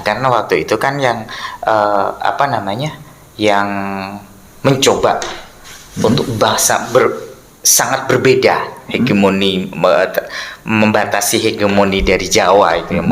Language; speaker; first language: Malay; non-native, local second language; Madurese